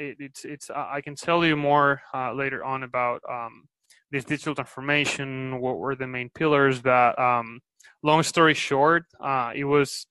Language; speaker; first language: English; non-native, fluent; Spanish